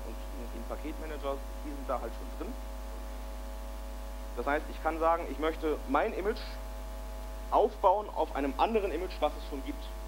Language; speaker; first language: German; native; German